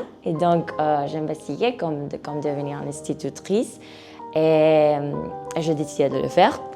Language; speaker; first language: French; non-native, learner; Spanish